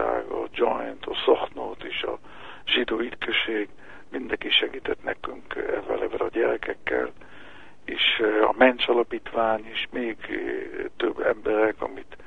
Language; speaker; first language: Hungarian; early bilingual, heritage; Hebrew